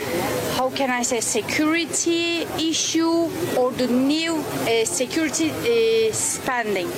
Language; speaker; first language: English; non-native, fluent; Turkish